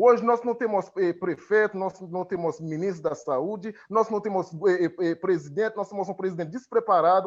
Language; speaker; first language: Portuguese; non-native, fluent; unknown